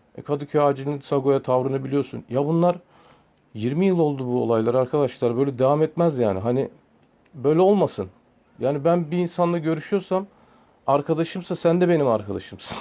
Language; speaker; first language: Turkish; early bilingual, heritage; Turkish